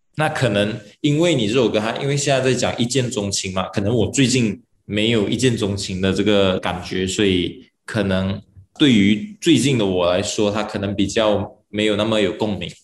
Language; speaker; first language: Chinese; non-native, local second language; Malay